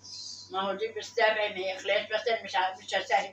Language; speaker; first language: Arabic; native; Arabic